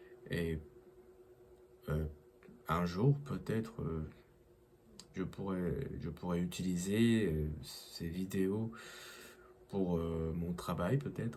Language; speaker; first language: French; non-native, learner; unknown